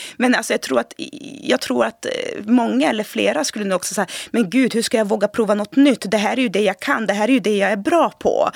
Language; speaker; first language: Swedish; early bilingual, other home language; Portuguese